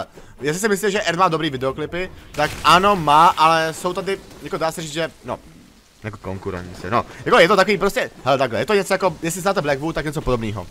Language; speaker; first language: Czech; native; Czech